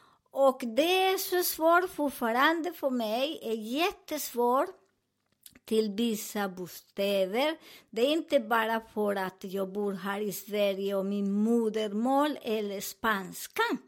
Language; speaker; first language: Swedish; non-native, fluent; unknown